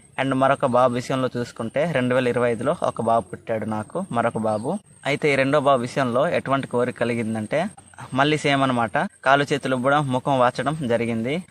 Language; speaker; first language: Telugu; non-native, local second language; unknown